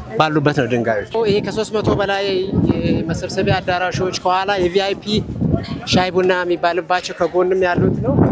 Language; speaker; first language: Amharic; non-native, local second language; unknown